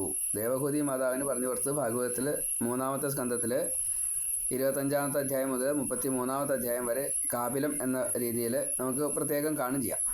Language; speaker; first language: Malayalam; native; Malayalam